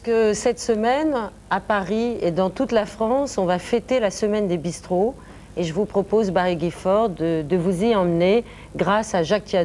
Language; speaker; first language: French; native; French